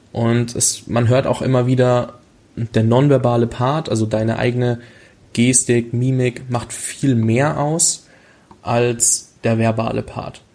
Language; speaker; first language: German; native; German